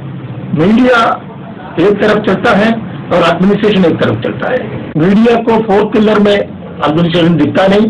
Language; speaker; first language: Hindi; non-native, local second language; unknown